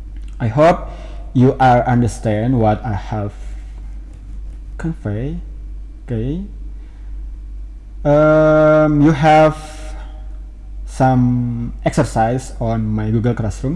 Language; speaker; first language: English; non-native, fluent; Indonesian